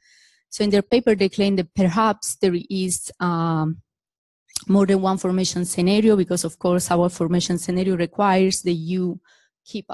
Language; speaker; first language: English; non-native, fluent; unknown